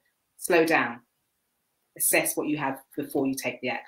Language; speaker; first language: English; native; English